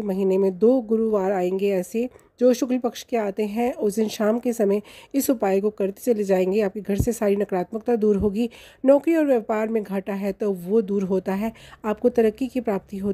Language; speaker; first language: Hindi; native; Hindi